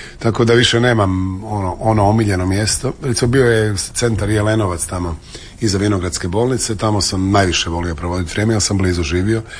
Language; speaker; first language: Croatian; native; Croatian